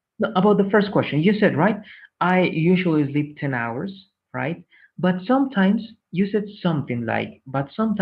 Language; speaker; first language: English; non-native, fluent; Spanish